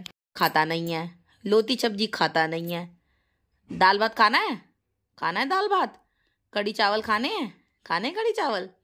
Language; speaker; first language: Hindi; native; Hindi